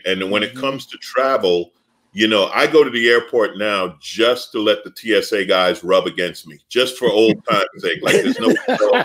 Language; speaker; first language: English; native; English